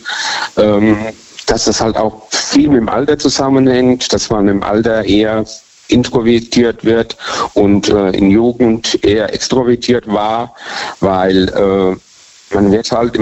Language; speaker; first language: German; native; German